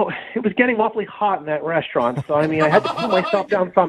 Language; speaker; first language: English; native; English